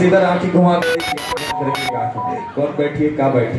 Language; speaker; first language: Hindi; native; Hindi